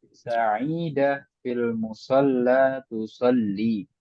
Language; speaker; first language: Arabic; non-native, fluent; Indonesian